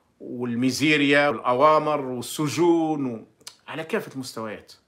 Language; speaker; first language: Arabic; native; Arabic